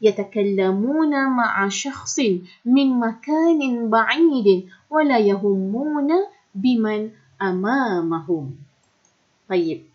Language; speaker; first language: Arabic; non-native, fluent; Malay